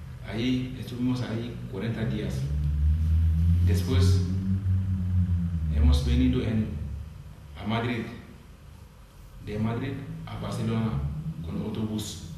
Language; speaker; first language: Spanish; non-native, learner; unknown